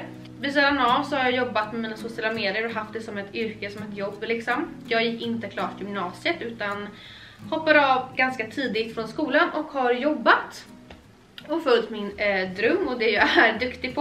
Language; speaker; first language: Swedish; native; Swedish